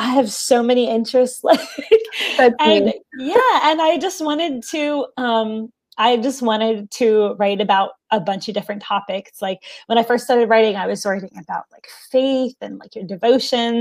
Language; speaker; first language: English; native; English